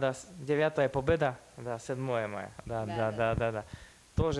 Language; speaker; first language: Russian; non-native, fluent; Slovak